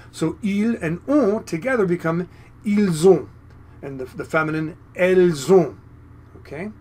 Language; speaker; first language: English; native; English